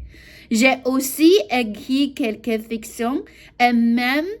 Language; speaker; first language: French; non-native, learner; Chinese